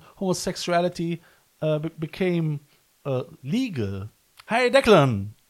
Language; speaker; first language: English; non-native, fluent; German